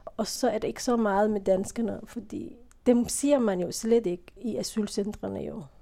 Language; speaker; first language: Danish; non-native, fluent; Somali